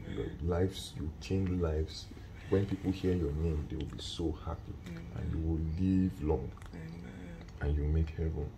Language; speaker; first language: English; non-native, local second language; Yoruba